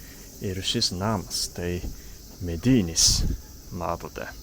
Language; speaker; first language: Lithuanian; non-native, learner; Japanese